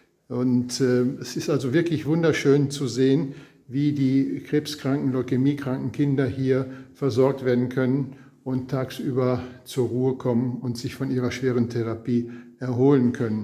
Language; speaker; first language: German; native; German